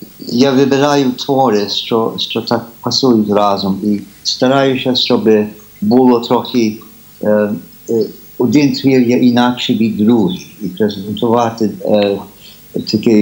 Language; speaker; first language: Ukrainian; early bilingual, heritage; Ukrainian